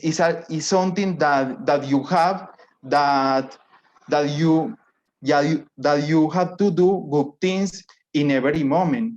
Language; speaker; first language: English; non-native, learner; Spanish